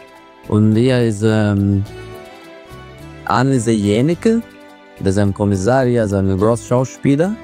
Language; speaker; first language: German; non-native, fluent; Italian